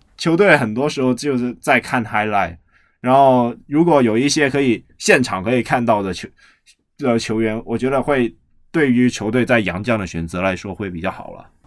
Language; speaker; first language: Chinese; native; Chinese